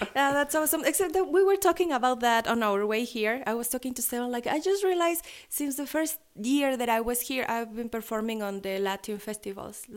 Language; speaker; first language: English; non-native, fluent; Spanish